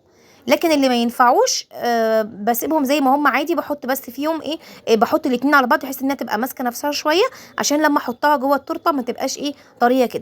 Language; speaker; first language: Arabic; native; Arabic